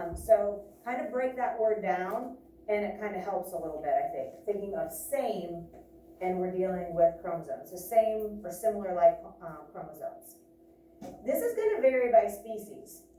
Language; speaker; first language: English; native; English